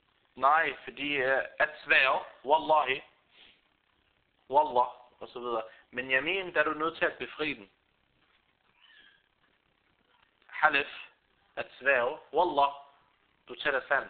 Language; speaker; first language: Danish; non-native, fluent; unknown